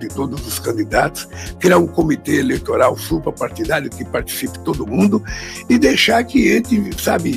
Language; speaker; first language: Portuguese; native; Portuguese